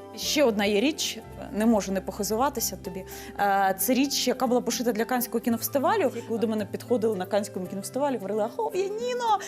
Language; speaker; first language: Ukrainian; native; Ukrainian